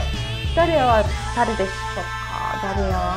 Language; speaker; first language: Japanese; non-native, fluent; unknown